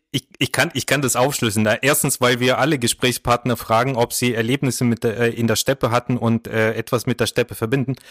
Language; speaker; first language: German; early bilingual, other home language; Russian